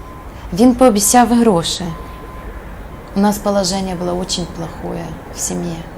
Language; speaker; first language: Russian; non-native, local second language; Ukrainian